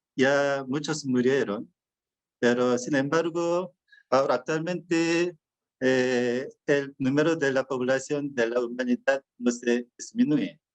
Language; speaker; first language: Spanish; non-native, fluent; Korean